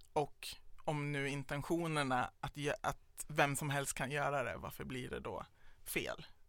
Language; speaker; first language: Swedish; native; Swedish